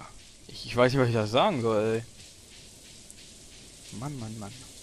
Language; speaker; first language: German; native; German